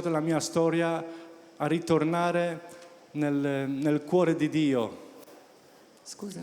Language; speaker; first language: Italian; non-native, fluent; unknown